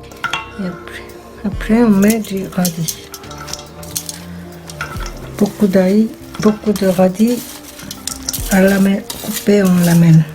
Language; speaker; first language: French; non-native, fluent; Korean